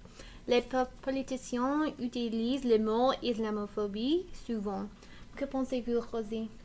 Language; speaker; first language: French; non-native, learner; English